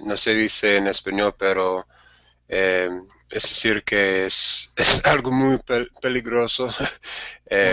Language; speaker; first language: Spanish; non-native, learner; English